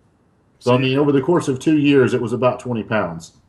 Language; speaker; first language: English; native; English